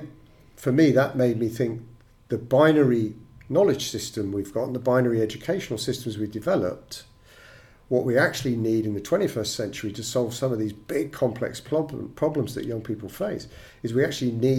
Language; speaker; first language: English; native; English